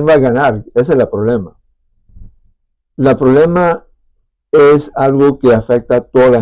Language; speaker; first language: Spanish; early bilingual, other home language; English